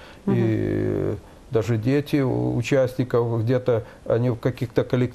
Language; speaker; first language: Russian; native; Russian